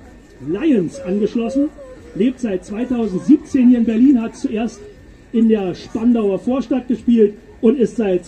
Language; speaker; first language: German; native; German